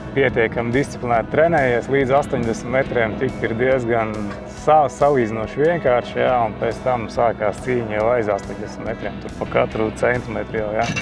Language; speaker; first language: Latvian; native; Latvian